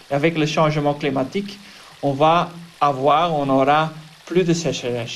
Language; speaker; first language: French; non-native, local second language; Dutch